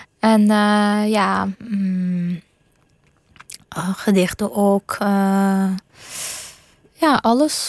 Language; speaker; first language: Dutch; non-native, fluent; Persian